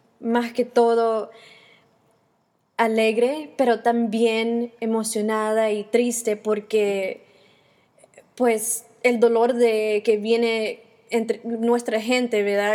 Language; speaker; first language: Spanish; early bilingual, other home language; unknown